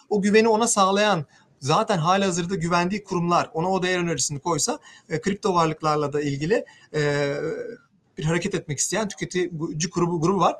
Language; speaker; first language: Turkish; native; Turkish